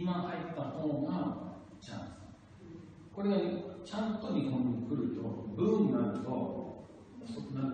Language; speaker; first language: Japanese; non-native, fluent; English